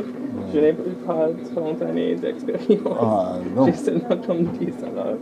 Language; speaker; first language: French; early bilingual, other home language; English